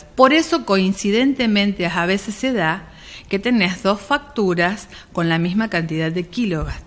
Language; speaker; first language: Spanish; native; Spanish